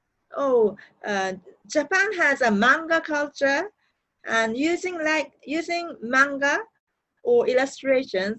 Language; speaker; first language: English; non-native, learner; Japanese